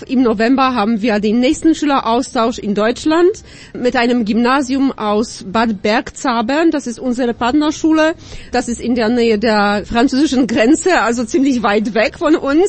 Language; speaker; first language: German; non-native, fluent; Polish